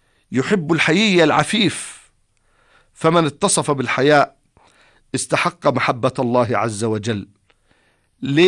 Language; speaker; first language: Arabic; native; Arabic